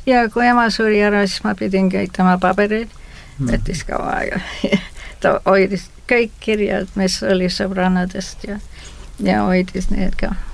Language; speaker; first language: Estonian; early bilingual, heritage; Estonian